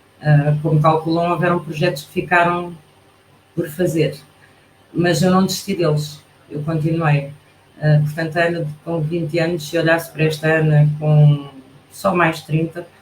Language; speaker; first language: Portuguese; native; Portuguese